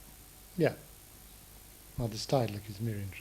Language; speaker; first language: Dutch; non-native, learner; English